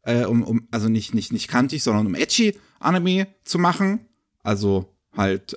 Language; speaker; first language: German; native; German